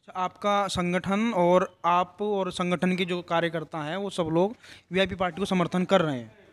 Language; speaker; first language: Hindi; native; Hindi